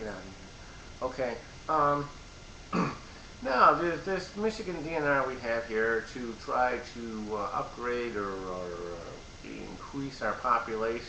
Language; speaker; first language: English; native; English